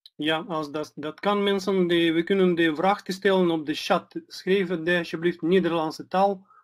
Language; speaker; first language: Dutch; non-native, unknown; Russian